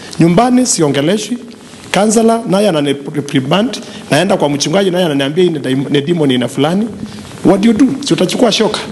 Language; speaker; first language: Swahili; non-native, local second language; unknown